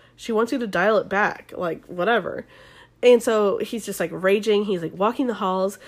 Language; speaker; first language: English; native; English